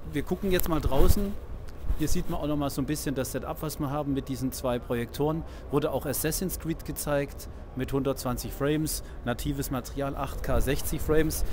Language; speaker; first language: German; native; German